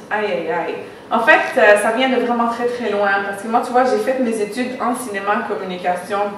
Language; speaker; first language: French; native; French